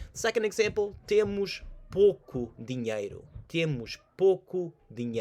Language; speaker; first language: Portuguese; non-native, fluent; English